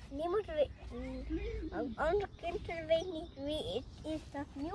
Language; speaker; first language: Dutch; early bilingual, other home language; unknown